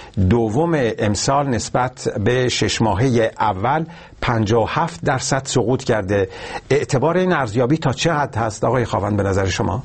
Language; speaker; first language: Persian; native; Persian